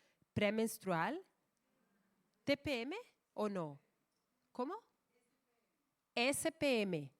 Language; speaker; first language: Spanish; non-native, fluent; Portuguese